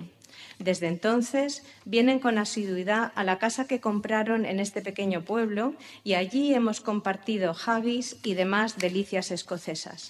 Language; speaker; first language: Spanish; native; Spanish